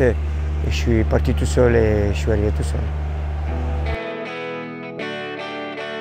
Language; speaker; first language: French; non-native, fluent; Italian